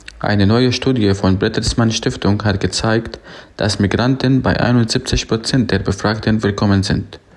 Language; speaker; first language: German; non-native, fluent; Arabic